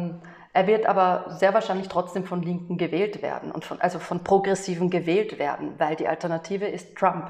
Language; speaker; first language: German; native; German